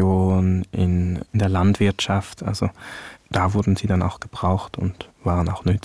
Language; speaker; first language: German; early bilingual, other home language; Vietnamese